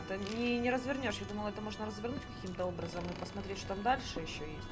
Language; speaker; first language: Russian; native; Russian